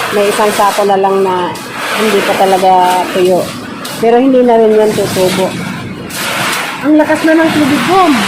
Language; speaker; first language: Filipino; non-native, local second language; Bikol